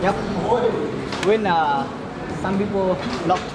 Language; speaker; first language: English; non-native, learner; Thai